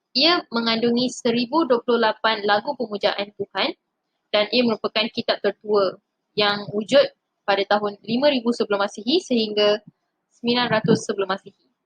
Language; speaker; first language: Malay; non-native, local second language; Tamil